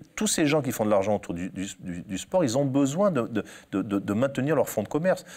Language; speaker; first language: French; native; French